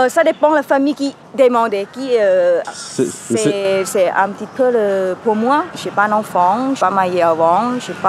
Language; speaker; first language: French; non-native, learner; Thai